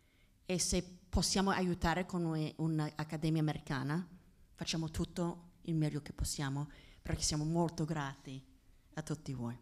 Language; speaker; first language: Italian; non-native, fluent; English